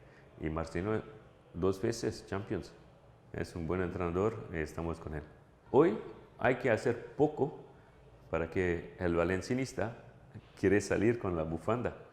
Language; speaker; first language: Spanish; non-native, fluent; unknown